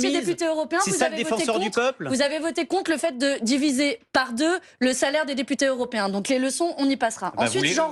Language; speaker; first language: French; native; French